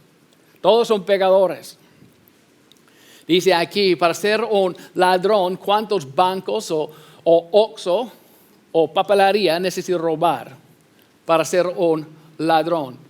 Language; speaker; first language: Spanish; non-native, fluent; English